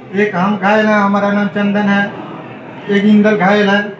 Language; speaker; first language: Hindi; native; Hindi